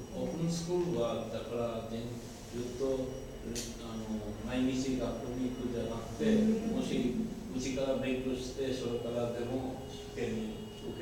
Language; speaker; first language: Japanese; non-native, learner; Bangla